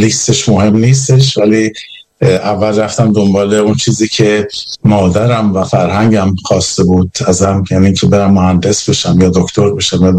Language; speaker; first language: Persian; native; Persian